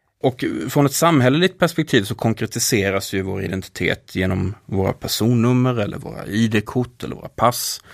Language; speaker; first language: Swedish; native; Swedish